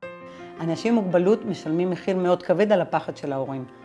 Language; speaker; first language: Hebrew; native; Hebrew